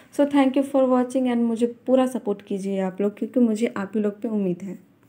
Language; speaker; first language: Hindi; native; Hindi